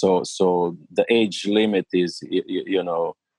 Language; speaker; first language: English; non-native, learner; Serbian